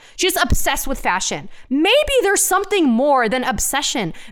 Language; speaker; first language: English; native; English